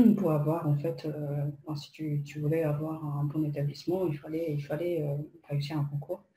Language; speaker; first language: French; non-native, fluent; Polish